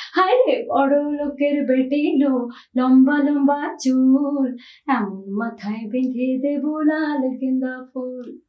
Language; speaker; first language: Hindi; non-native, local second language; Bangla